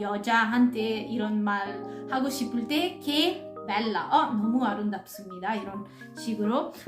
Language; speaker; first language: Korean; non-native, learner; Italian